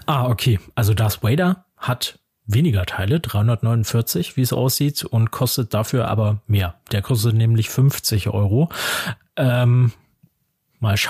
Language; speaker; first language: German; native; German